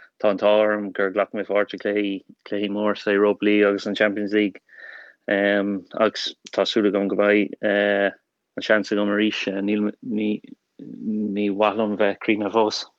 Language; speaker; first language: Irish; non-native, local second language; English